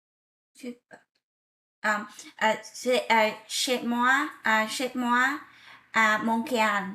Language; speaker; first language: French; non-native, learner; Vietnamese